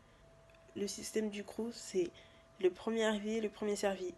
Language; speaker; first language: French; native; French